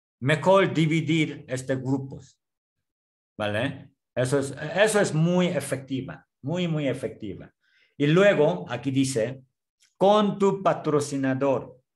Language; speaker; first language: Spanish; non-native, learner; Korean